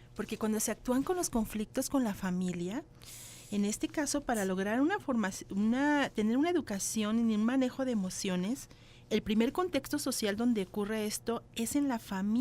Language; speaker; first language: Spanish; native; Spanish